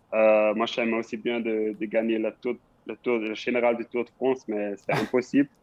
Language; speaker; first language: French; non-native, local second language; Swiss German